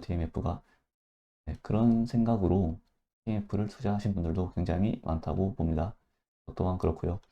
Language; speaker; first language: Korean; native; Korean